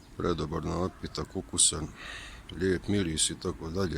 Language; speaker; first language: Bosnian; native; Bosnian